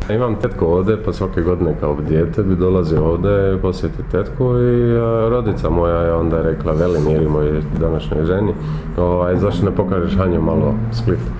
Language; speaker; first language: Croatian; early bilingual, heritage; Croatian